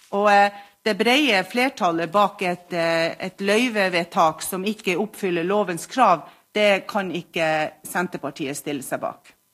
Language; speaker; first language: Norwegian; native; Norwegian